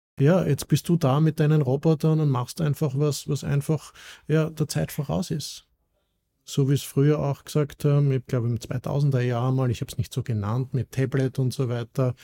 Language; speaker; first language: German; native; German